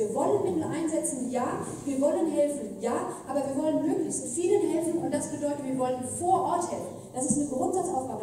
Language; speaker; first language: German; native; German